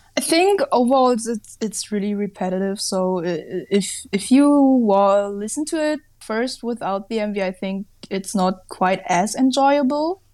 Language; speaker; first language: English; non-native, fluent; German